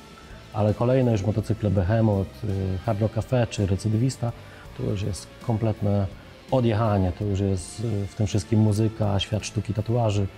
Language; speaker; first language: Polish; native; Polish